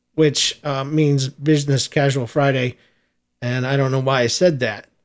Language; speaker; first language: English; native; English